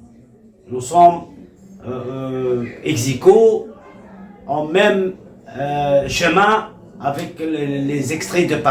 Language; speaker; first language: French; non-native, local second language; Arabic